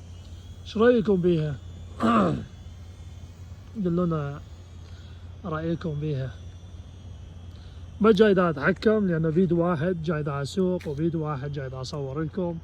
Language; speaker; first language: Arabic; native; Arabic